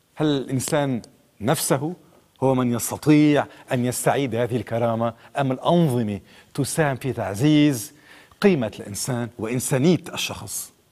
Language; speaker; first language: Arabic; native; Arabic